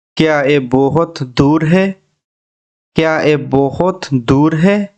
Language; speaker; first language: Hindi; non-native, learner; Bangla